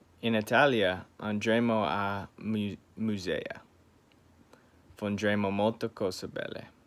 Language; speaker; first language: Italian; non-native, learner; English